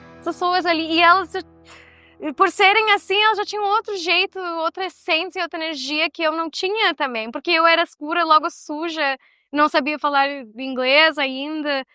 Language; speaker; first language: Portuguese; non-native, fluent; Spanish